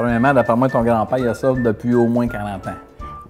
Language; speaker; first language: French; native; French